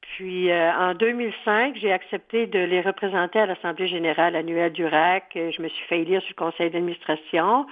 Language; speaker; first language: French; native; French